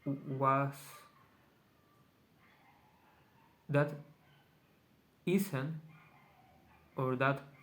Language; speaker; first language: English; non-native, learner; Spanish